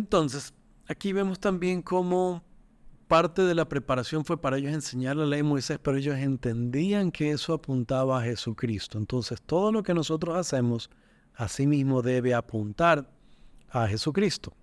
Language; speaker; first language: Spanish; native; Spanish